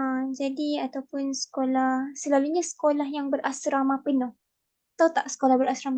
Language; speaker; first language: Malay; native; Malay